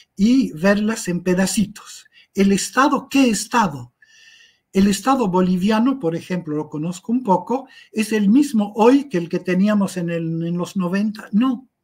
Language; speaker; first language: Spanish; native; Spanish